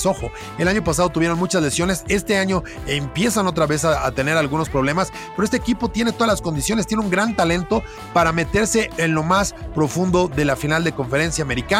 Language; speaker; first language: Spanish; native; Spanish